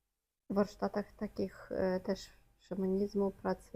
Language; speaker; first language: Polish; non-native, fluent; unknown